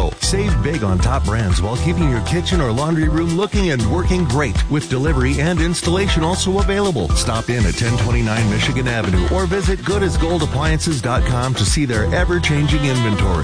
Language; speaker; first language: English; native; English